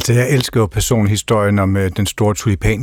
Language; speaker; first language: Danish; native; Danish